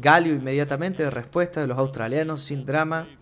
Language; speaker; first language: Spanish; native; Spanish